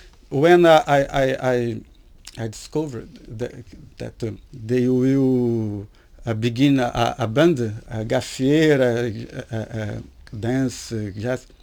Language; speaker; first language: English; non-native, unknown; Portuguese